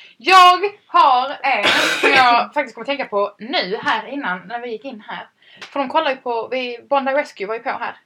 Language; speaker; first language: Swedish; native; Swedish